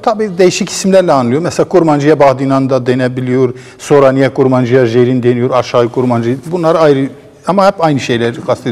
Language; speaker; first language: Turkish; non-native, local second language; Kurdish